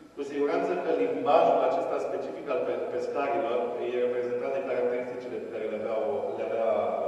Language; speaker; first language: Romanian; native; Romanian